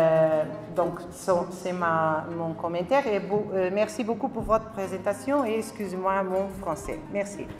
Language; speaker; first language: French; non-native, learner; Spanish